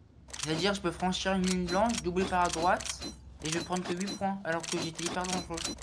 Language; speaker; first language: French; native; French